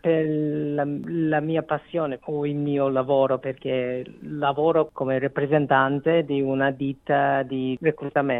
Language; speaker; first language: Italian; non-native, fluent; Korean